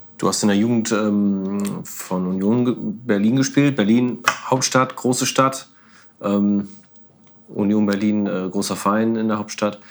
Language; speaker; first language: German; native; German